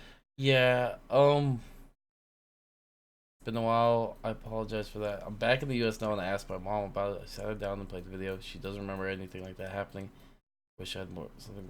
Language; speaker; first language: English; native; English